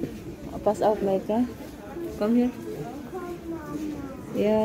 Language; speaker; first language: German; non-native, learner; Filipino